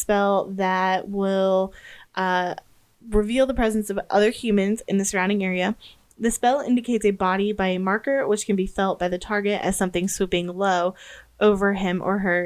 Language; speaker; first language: English; native; English